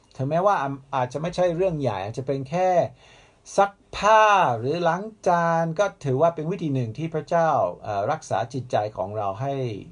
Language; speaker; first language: Thai; non-native, fluent; English